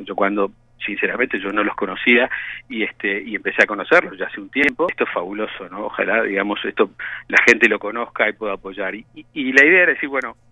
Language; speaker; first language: Spanish; native; Spanish